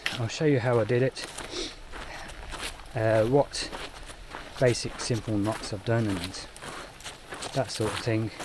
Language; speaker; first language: English; native; English